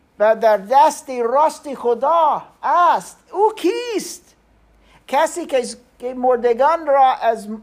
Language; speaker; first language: Persian; non-native, learner; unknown